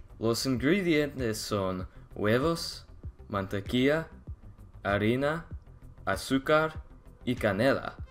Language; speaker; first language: Spanish; non-native, learner; English